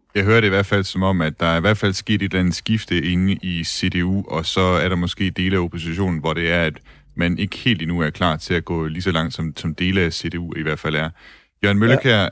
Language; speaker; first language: Danish; native; Danish